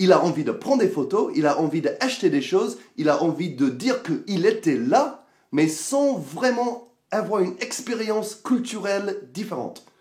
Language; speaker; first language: French; non-native, fluent; English